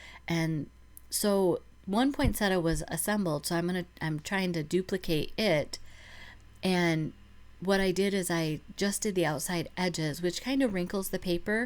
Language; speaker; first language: English; native; English